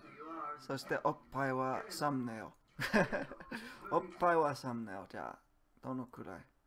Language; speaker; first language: Japanese; non-native, learner; English